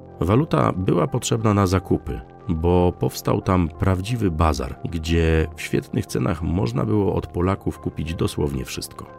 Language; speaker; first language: Polish; native; Polish